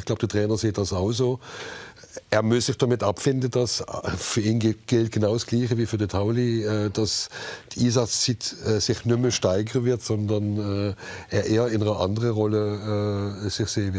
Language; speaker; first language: German; native; German